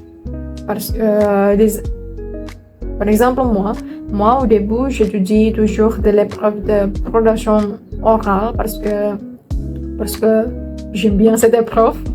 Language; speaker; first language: French; non-native, learner; Indonesian